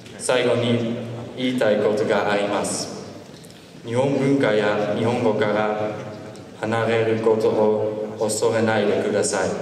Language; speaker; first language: Japanese; non-native, learner; Dutch